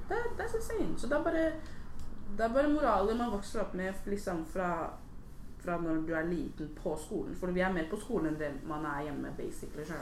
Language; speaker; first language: Norwegian; early bilingual, other home language; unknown